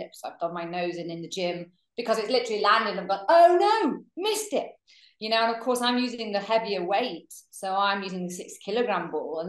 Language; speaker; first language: English; native; English